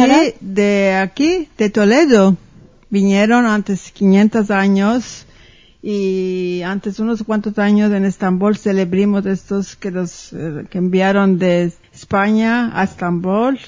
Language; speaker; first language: Spanish; early bilingual, heritage; Ladino